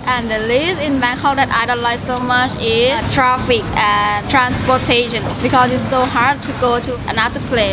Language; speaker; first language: English; non-native, learner; Thai